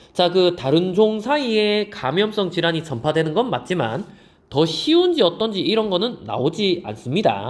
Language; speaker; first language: Korean; native; Korean